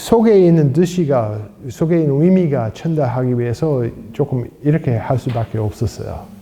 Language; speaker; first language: Korean; non-native, fluent; English